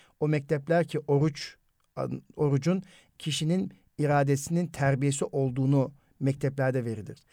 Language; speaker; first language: Turkish; native; Turkish